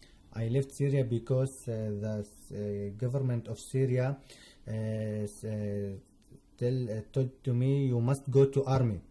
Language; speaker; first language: English; non-native, learner; Arabic